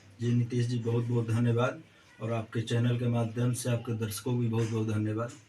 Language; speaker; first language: Hindi; native; Hindi